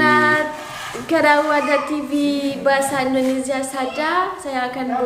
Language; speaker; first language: Indonesian; non-native, learner; French